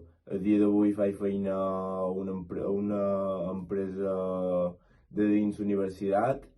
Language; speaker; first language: Catalan; early bilingual, other home language; French